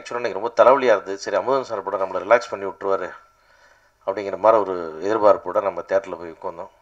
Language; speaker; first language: Tamil; native; Tamil